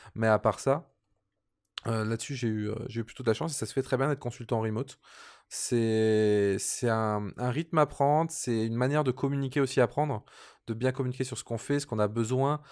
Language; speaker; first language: French; native; French